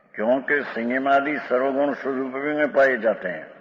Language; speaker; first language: Hindi; non-native, local second language; Gujarati